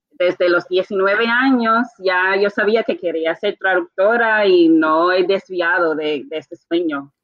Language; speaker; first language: Spanish; non-native, fluent; English